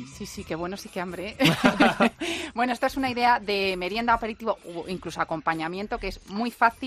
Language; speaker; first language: Spanish; native; Spanish